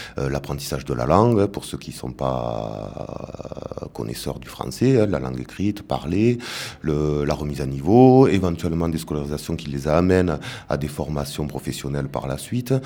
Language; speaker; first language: French; native; French